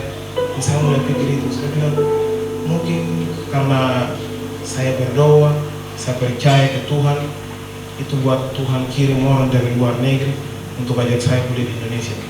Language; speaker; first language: Indonesian; non-native, learner; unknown